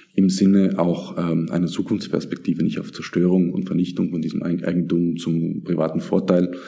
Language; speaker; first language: German; native; German